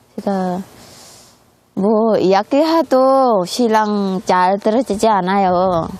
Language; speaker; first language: Korean; non-native, learner; Khmer